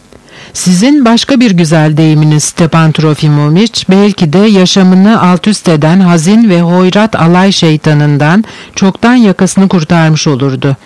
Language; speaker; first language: Turkish; native; Turkish